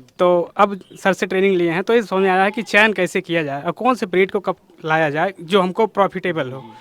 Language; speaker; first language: Hindi; native; Hindi